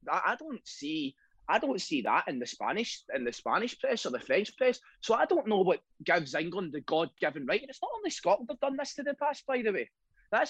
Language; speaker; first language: English; native; English